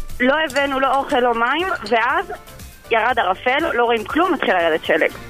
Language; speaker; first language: Hebrew; native; Hebrew